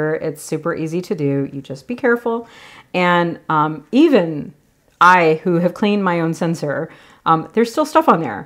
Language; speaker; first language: English; native; English